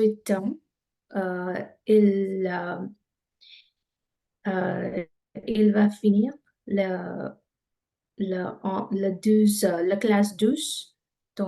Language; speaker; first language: French; non-native, learner; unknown